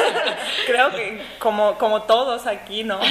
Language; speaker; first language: Spanish; non-native, learner; Romanian